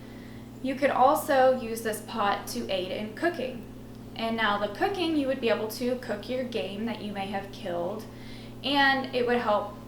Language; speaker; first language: English; native; English